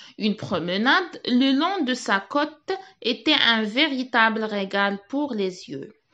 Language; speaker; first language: French; non-native, local second language; Arabic